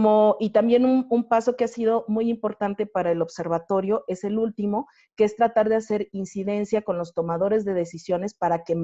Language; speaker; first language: Spanish; native; Spanish